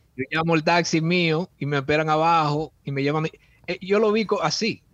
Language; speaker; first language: Spanish; early bilingual, heritage; Spanish